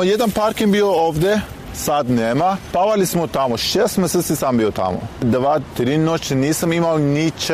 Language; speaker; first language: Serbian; non-native, learner; Persian